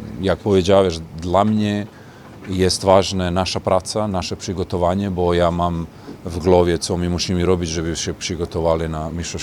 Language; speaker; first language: Polish; non-native, fluent; Serbian